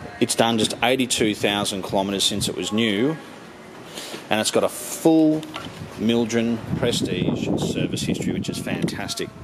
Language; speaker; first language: English; native; English